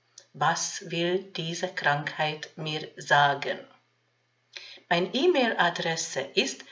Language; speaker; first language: German; non-native, fluent; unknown